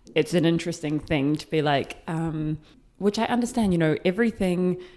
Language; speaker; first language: English; native; English